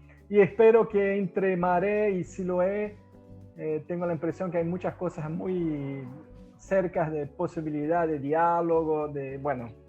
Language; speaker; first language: Spanish; non-native, fluent; Portuguese